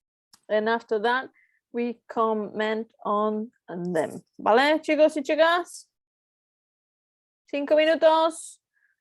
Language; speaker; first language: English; non-native, fluent; Spanish